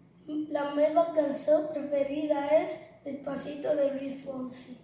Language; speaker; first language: Catalan; non-native, learner; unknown